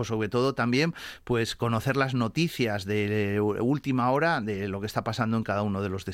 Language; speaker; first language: Spanish; native; Spanish